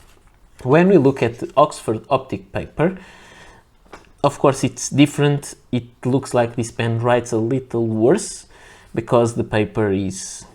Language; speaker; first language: English; non-native, fluent; Portuguese